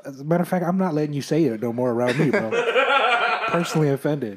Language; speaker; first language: English; early bilingual, other home language; Spanish